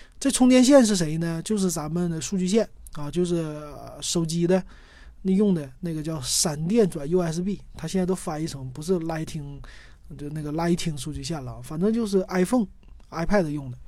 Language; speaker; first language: Chinese; native; Chinese